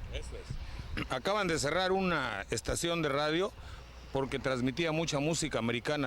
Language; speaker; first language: Spanish; native; Spanish